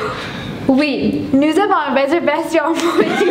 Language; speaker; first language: French; non-native, learner; English